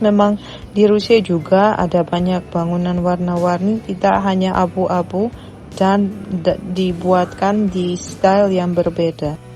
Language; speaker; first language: Indonesian; non-native, fluent; Russian